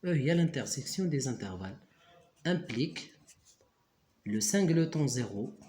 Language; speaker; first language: French; non-native, local second language; Arabic